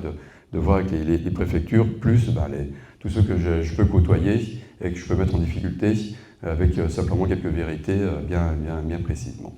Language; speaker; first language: French; native; French